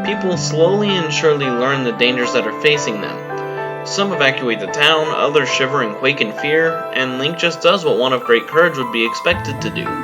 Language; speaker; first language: English; native; English